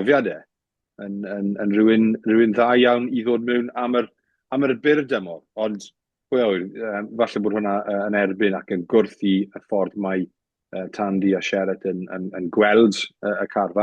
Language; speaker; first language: Welsh; native; Welsh